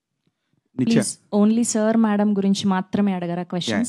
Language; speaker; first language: Telugu; native; Telugu